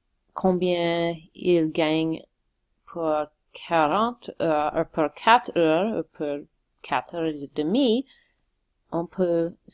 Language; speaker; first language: French; non-native, local second language; English